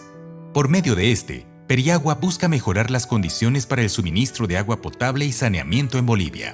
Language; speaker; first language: Spanish; native; Spanish